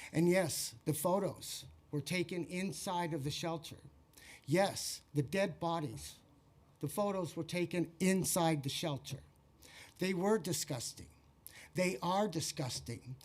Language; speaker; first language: English; native; English